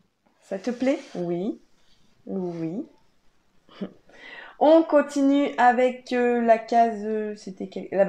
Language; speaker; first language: French; native; French